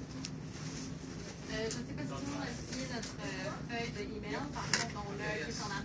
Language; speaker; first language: French; native; French